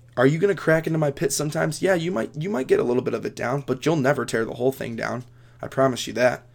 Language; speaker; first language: English; native; English